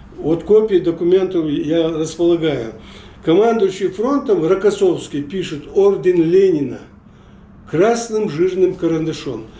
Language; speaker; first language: Russian; non-native, local second language; Chechen